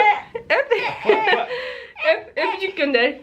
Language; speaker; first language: Turkish; non-native, fluent; Portuguese